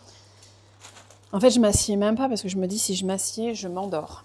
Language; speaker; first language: French; native; French